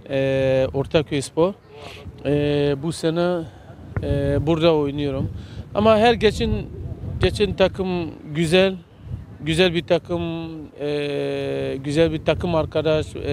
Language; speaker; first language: Turkish; non-native, learner; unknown